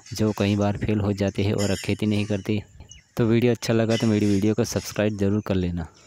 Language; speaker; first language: Hindi; non-native, local second language; Gujarati